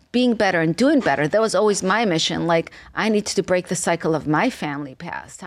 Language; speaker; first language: English; non-native, fluent; Hebrew